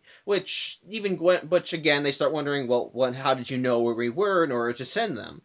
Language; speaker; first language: English; native; English